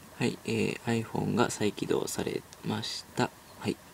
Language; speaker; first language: Japanese; native; Japanese